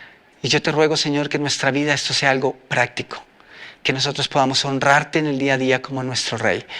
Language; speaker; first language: Spanish; native; Spanish